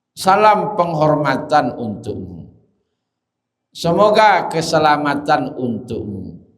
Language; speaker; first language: Malay; non-native, local second language; Minangkabau